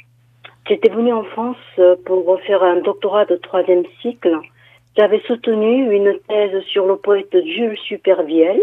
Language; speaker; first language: French; non-native, fluent; Korean